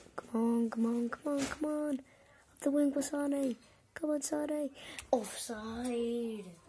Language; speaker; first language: English; native; English